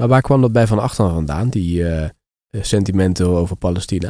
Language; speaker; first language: Dutch; native; Dutch